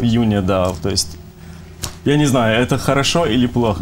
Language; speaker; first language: Russian; non-native, fluent; Persian